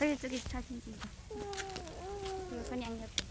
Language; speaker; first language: Korean; non-native, learner; Filipino